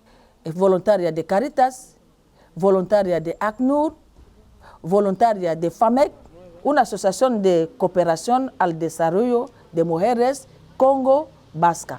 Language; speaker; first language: Spanish; non-native, learner; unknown